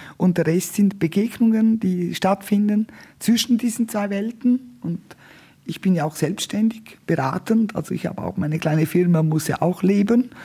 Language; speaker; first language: German; non-native, local second language; Romansh